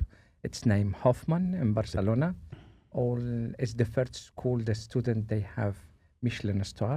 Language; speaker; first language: English; non-native, learner; Spanish